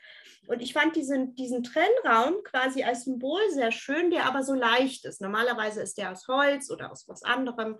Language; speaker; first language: German; early bilingual, other home language; Turkish